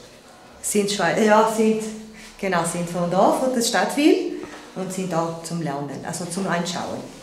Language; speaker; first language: German; non-native, learner; Portuguese